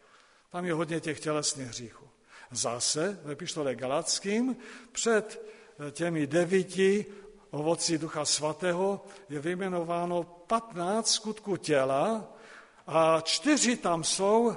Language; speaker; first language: Czech; non-native, local second language; Polish